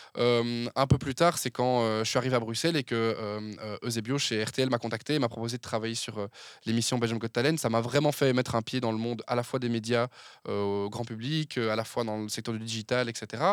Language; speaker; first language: French; native; French